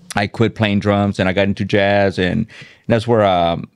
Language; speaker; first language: English; native; English